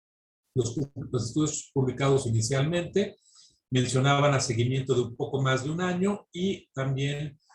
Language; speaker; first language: Spanish; native; Spanish